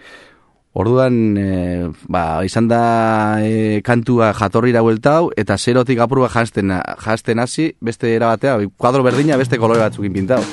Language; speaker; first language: Basque; native; Basque